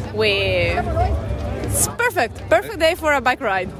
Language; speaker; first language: English; non-native, learner; Italian